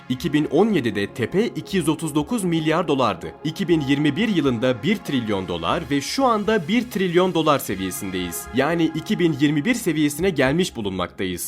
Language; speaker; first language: Turkish; native; Turkish